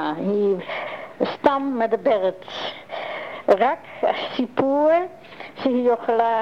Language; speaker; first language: Hebrew; non-native, learner; Dutch